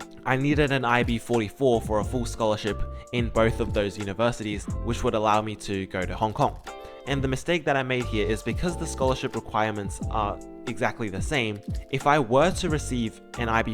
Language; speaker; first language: English; early bilingual, other home language; Chinese